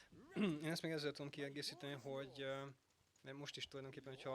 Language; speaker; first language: Hungarian; native; Hungarian